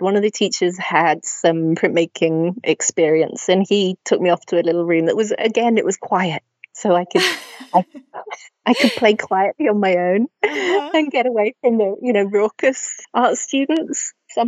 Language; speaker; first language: English; native; English